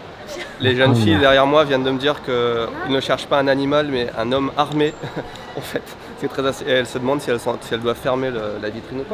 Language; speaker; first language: French; native; French